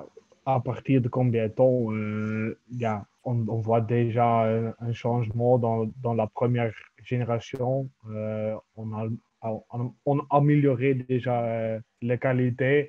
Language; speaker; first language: French; non-native, local second language; Dutch